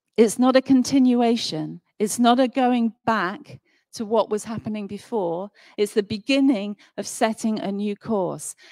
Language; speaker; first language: English; native; English